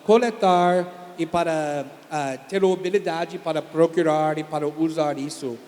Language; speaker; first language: Portuguese; non-native, fluent; English